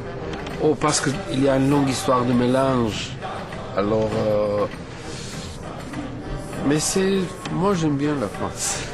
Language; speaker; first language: French; non-native, fluent; Serbian